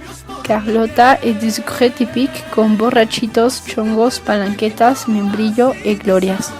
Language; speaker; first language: French; non-native, learner; Spanish